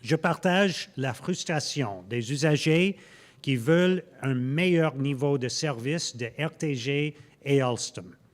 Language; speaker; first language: French; non-native, local second language; English